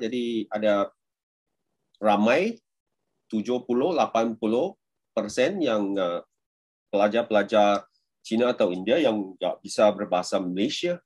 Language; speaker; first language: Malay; non-native, local second language; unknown